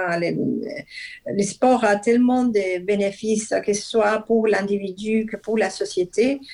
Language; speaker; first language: French; non-native, fluent; Spanish